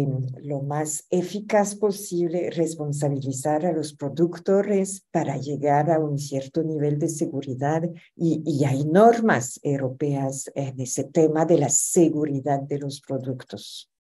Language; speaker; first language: Spanish; non-native, fluent; French